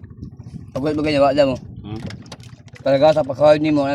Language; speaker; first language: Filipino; non-native, local second language; Cebuano